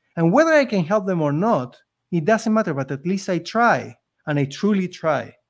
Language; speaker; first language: English; non-native, fluent; Spanish